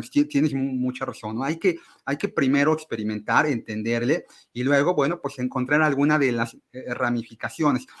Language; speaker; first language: Spanish; native; Spanish